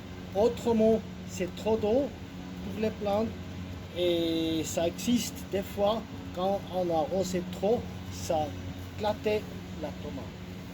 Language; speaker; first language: French; non-native, local second language; German